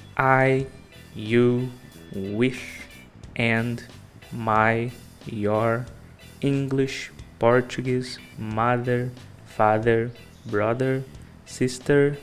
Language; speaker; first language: English; non-native, fluent; Portuguese